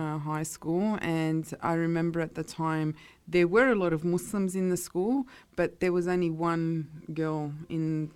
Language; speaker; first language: English; non-native, local second language; Italian